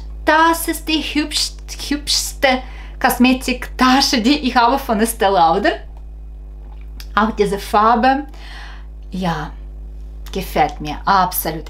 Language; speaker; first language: German; non-native, fluent; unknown